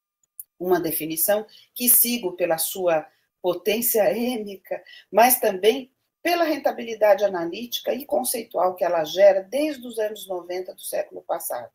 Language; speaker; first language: Portuguese; native; Portuguese